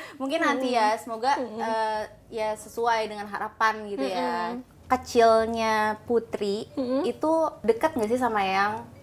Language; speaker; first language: Indonesian; native; Indonesian